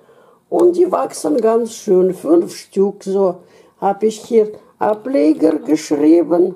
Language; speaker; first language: German; non-native, fluent; Russian